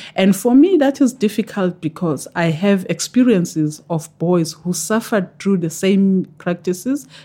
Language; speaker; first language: English; non-native, local second language; Zulu